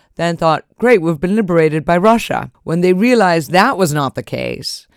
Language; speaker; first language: English; early bilingual, other home language; Spanish